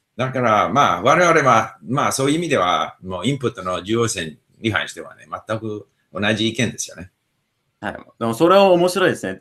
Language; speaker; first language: Japanese; non-native, fluent; English